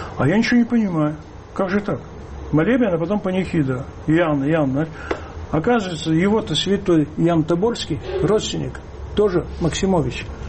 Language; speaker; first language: Russian; early bilingual, heritage; Russian